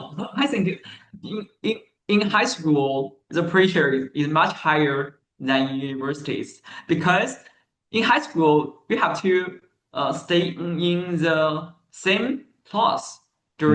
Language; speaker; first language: English; non-native, learner; Chinese